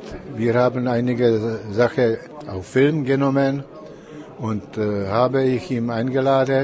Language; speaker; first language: German; non-native, learner; Czech